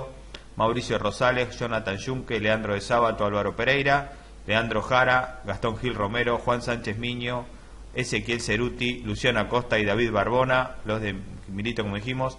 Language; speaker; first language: Spanish; native; Spanish